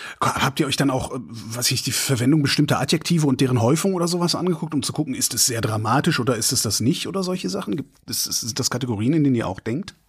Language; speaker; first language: German; native; German